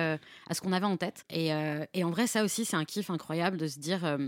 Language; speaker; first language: French; native; French